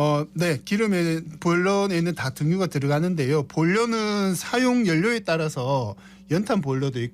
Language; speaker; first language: Korean; native; Korean